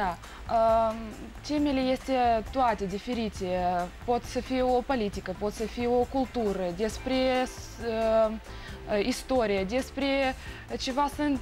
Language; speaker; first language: Romanian; non-native, learner; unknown